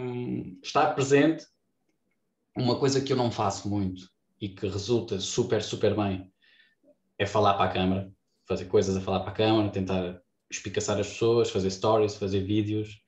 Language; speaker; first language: Portuguese; native; Portuguese